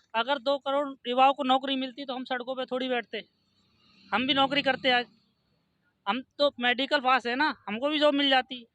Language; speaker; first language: Hindi; native; Hindi